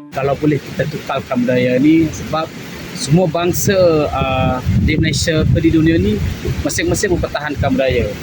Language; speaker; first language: Malay; non-native, local second language; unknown